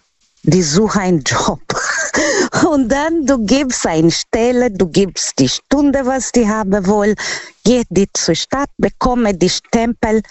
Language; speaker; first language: German; non-native, learner; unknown